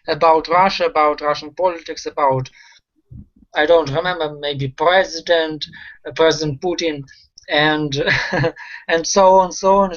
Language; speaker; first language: English; non-native, learner; Russian